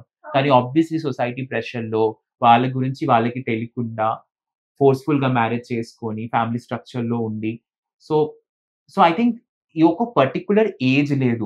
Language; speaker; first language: Telugu; non-native, fluent; Bangla